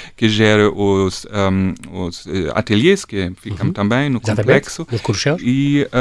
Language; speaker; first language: Portuguese; non-native, fluent; German